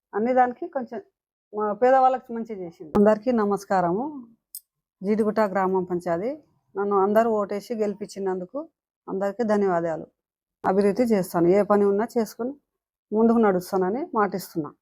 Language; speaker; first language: Telugu; non-native, local second language; Lambadi